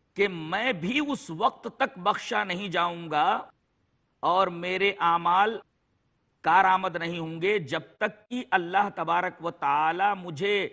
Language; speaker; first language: Urdu; native; Urdu